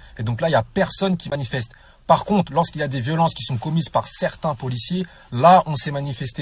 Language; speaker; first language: French; native; French